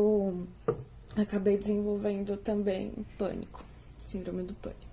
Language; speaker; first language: Portuguese; native; Portuguese